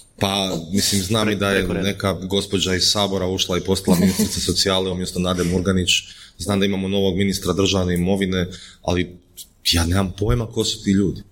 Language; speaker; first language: Croatian; native; Croatian